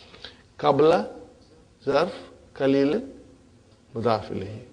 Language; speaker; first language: Arabic; non-native, fluent; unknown